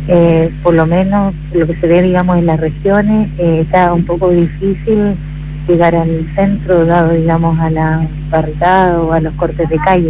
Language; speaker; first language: Spanish; native; Spanish